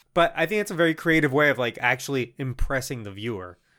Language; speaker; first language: English; non-native, fluent; Spanish